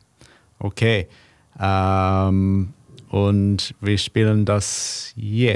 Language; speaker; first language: German; non-native, learner; English